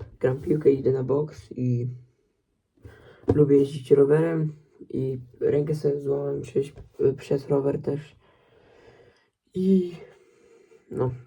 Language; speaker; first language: Polish; early bilingual, heritage; Polish